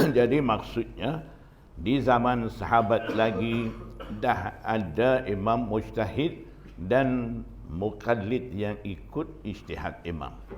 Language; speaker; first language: Malay; non-native, fluent; Burmese